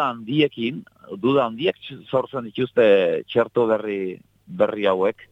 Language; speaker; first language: Basque; native; Basque